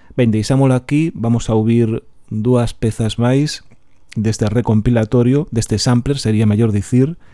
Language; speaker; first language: Galician; non-native, local second language; Spanish